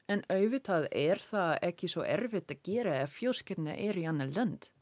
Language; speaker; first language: Icelandic; non-native, learner; English